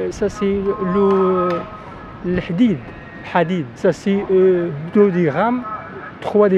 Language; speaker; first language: French; non-native, learner; Arabic